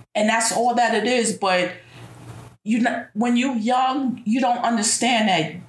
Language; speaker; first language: English; native; English